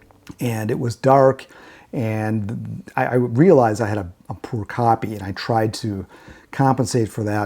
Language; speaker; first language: English; native; English